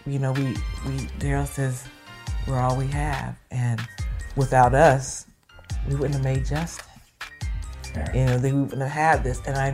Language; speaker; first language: English; native; English